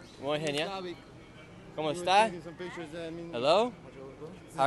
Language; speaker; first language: Spanish; non-native, learner; English